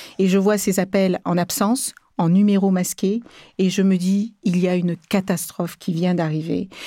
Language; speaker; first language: French; early bilingual, other home language; Kabuverdianu